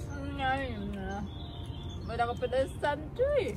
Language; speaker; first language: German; non-native, learner; Indonesian